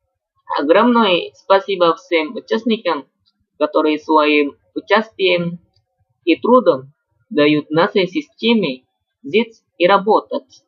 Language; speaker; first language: Russian; non-native, learner; Indonesian